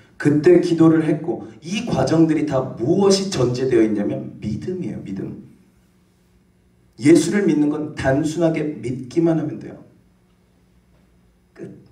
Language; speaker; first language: Korean; native; Korean